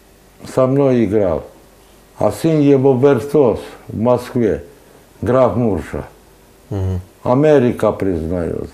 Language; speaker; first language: Russian; non-native, local second language; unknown